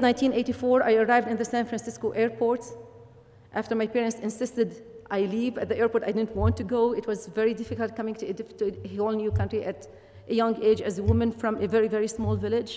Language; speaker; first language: English; non-native, fluent; Arabic